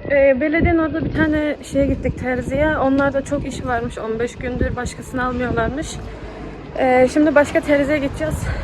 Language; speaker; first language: Turkish; early bilingual, heritage; Turkish